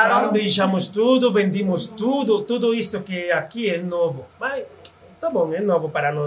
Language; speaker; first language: Portuguese; non-native, fluent; Spanish